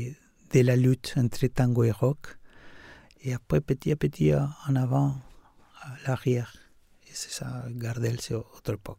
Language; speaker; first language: French; non-native, fluent; Spanish